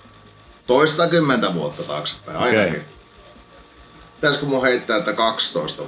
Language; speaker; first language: Finnish; native; Finnish